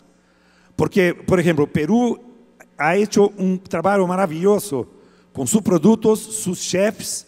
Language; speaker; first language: Spanish; non-native, fluent; Portuguese